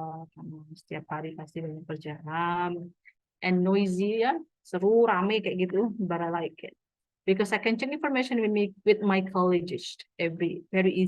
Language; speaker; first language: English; non-native, fluent; Indonesian